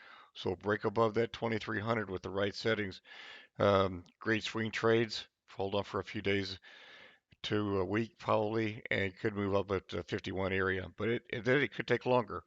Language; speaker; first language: English; native; English